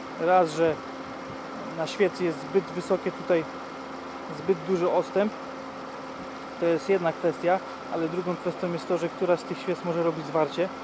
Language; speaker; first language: Polish; native; Polish